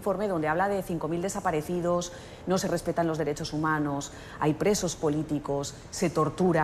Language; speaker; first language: Spanish; native; Spanish